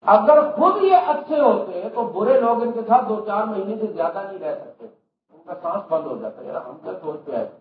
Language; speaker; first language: Urdu; non-native, local second language; Punjabi